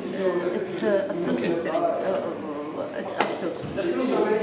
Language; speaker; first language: English; non-native, learner; Russian